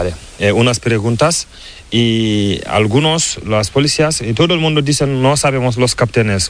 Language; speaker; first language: Spanish; non-native, learner; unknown